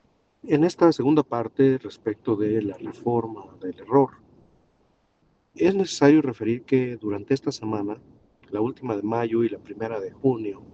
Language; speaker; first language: Spanish; native; Spanish